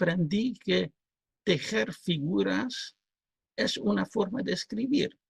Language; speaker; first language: Spanish; non-native, fluent; Dutch